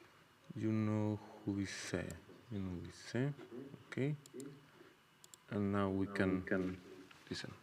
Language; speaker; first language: English; non-native, fluent; Spanish